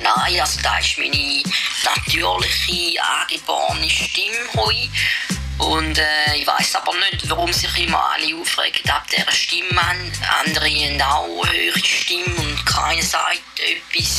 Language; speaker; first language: German; native; German